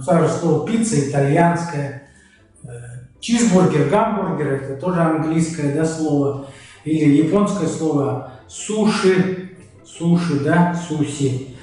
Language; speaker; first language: Russian; native; Russian